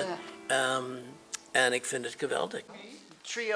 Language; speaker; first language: Dutch; non-native, fluent; English